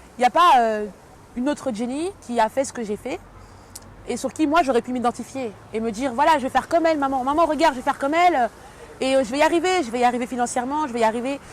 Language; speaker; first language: French; early bilingual, other home language; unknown